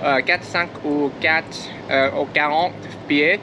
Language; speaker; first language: French; non-native, learner; English